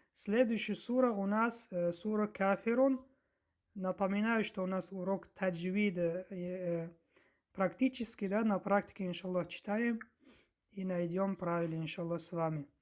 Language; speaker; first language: Russian; non-native, local second language; Tajik